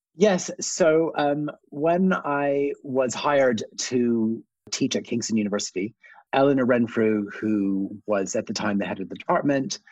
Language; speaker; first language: English; native; English